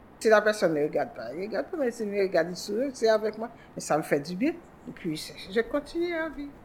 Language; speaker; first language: French; non-native, local second language; Haitian Creole